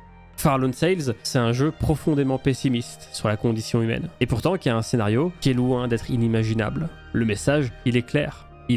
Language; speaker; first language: French; native; French